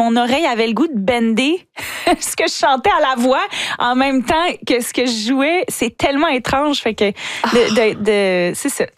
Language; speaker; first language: French; native; French